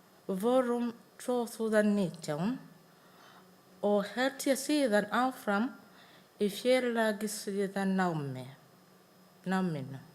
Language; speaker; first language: Icelandic; non-native, learner; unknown